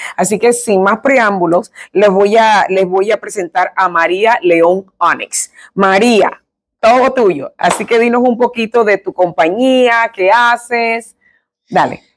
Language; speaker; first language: Spanish; native; Spanish